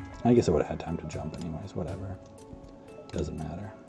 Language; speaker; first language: English; native; English